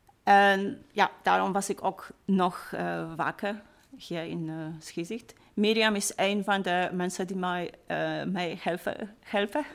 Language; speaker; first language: Dutch; non-native, fluent; Polish